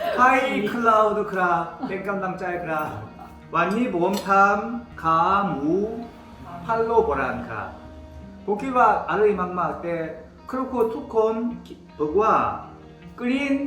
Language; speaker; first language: Thai; non-native, learner; Korean